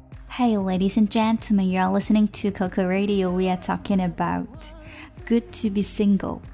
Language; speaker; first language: English; non-native, fluent; Chinese